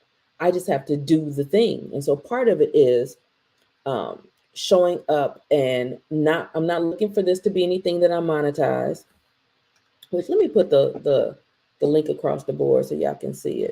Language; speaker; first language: English; native; English